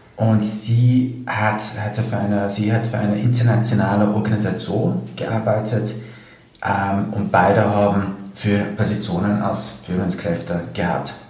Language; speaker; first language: German; non-native, fluent; English